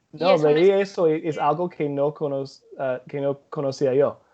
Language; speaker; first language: Spanish; non-native, learner; English